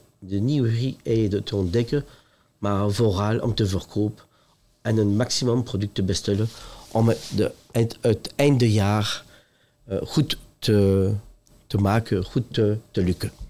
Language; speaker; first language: Dutch; non-native, local second language; French